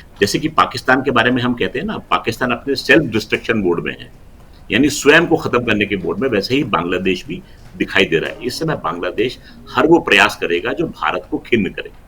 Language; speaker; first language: Hindi; non-native, local second language; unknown